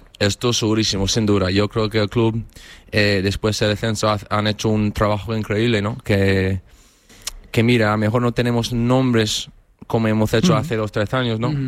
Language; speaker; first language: Spanish; non-native, fluent; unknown